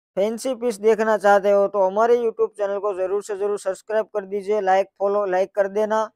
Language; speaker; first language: Hindi; non-native, local second language; Gujarati